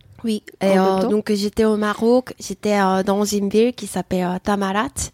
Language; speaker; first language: French; non-native, fluent; Korean